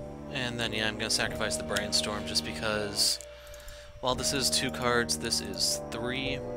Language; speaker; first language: English; native; English